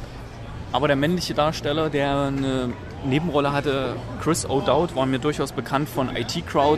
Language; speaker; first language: German; native; German